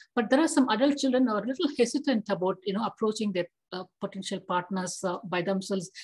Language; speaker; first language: English; non-native, local second language; Tamil